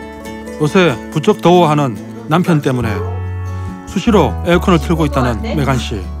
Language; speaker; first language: Korean; native; Korean